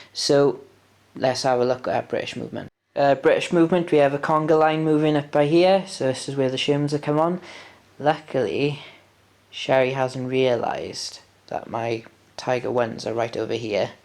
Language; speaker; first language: English; native; English